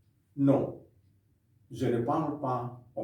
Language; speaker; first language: French; non-native, fluent; Indonesian